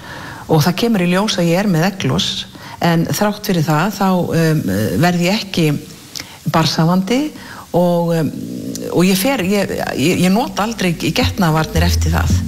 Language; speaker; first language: Icelandic; native; Icelandic